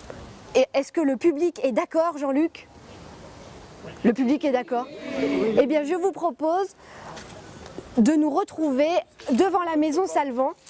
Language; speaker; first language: French; native; French